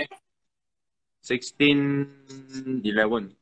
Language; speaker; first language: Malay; non-native, local second language; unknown